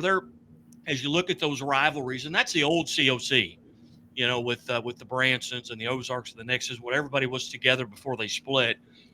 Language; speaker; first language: English; native; English